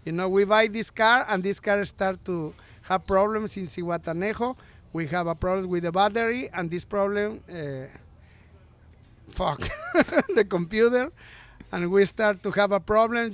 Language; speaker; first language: English; non-native, learner; Spanish